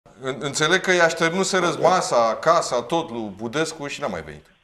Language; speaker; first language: Romanian; native; Romanian